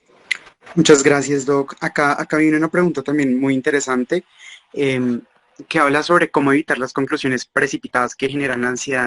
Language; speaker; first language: Spanish; native; Spanish